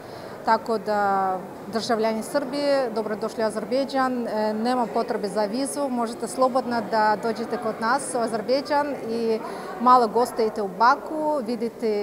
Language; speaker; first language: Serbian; non-native, fluent; Azerbaijani